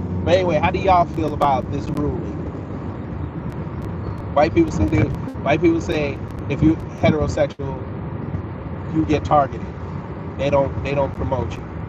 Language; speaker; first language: English; native; English